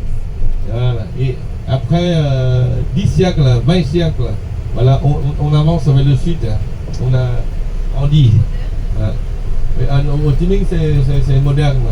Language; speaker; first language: French; non-native, fluent; Vietnamese